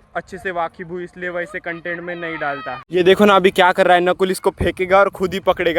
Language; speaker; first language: Hindi; non-native, local second language; Marathi